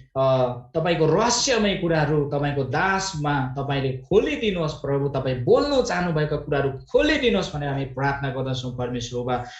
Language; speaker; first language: Nepali; native; Nepali